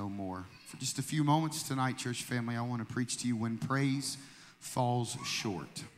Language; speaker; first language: English; native; English